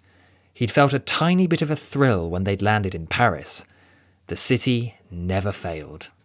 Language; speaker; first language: English; native; English